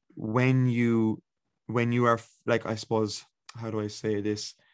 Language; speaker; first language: English; native; English